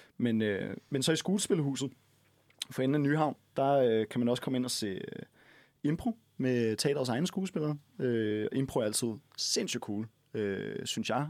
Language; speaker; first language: Danish; native; Danish